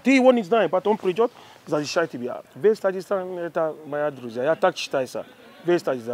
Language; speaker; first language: Russian; non-native, learner; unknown